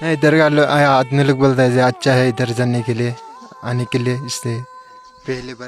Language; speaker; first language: Hindi; non-native, local second language; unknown